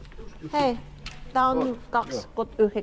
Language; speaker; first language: Finnish; non-native, learner; Filipino